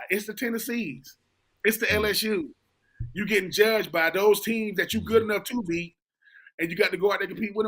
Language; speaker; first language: English; native; English